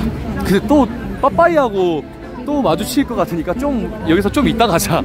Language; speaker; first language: Korean; native; Korean